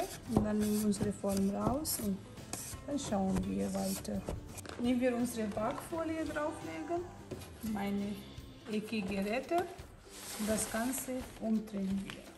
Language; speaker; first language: German; non-native, learner; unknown